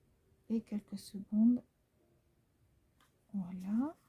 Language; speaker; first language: French; native; French